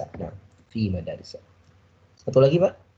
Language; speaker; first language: Indonesian; native; Indonesian